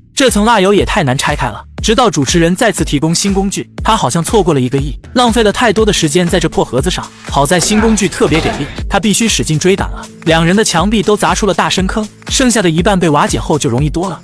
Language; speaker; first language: Chinese; native; Chinese